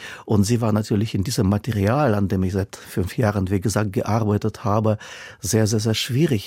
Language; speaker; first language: German; non-native, fluent; Russian